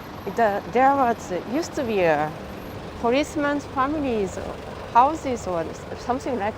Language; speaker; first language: English; non-native, learner; Japanese